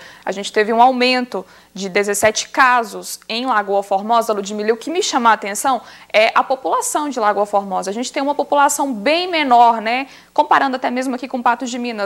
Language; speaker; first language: Portuguese; native; Portuguese